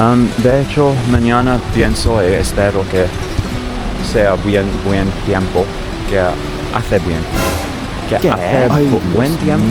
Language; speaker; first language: Spanish; non-native, learner; English